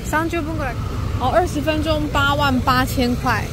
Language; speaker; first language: Chinese; non-native, learner; Japanese